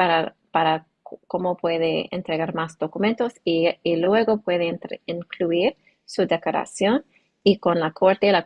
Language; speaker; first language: Spanish; non-native, learner; English